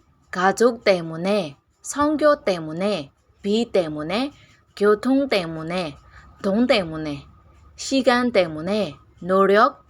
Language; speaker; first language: Korean; non-native, fluent; Burmese